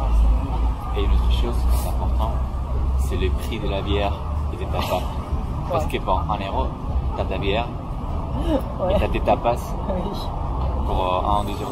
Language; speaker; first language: French; non-native, fluent; Spanish